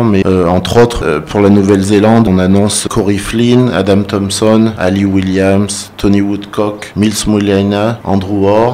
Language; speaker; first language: French; native; French